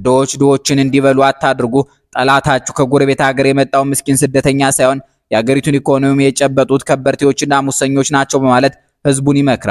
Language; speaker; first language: Amharic; native; Amharic